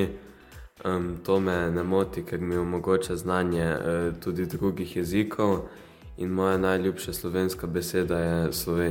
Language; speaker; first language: Slovenian; early bilingual, heritage; Slovenian